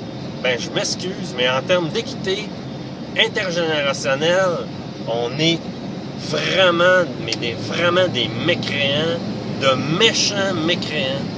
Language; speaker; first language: French; native; French